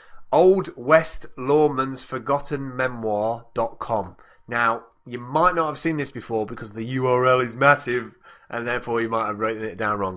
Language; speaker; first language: English; native; English